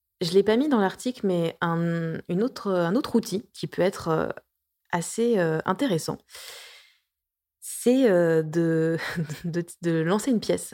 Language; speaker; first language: French; native; French